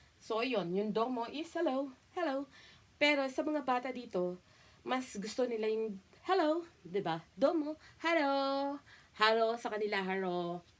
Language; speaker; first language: Filipino; native; Filipino